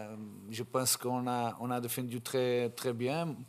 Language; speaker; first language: French; non-native, fluent; Portuguese